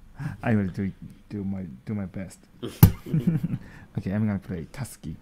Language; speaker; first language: English; non-native, learner; Japanese